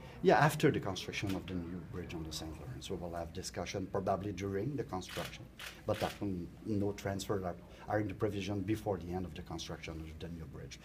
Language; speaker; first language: English; non-native, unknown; French